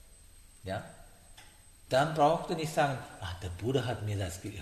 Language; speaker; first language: German; non-native, learner; Sinhala